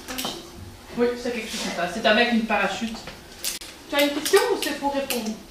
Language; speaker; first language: French; non-native, local second language; Dutch